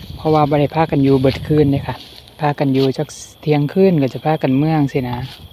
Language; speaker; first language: Thai; native; Thai